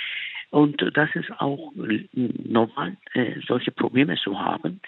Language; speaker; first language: German; non-native, fluent; Turkish